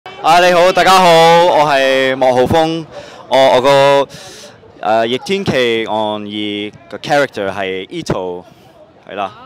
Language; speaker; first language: Cantonese; non-native, local second language; English